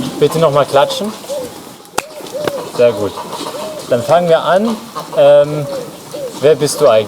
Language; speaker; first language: German; native; German